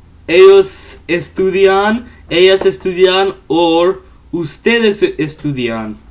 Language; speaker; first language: Spanish; non-native, learner; English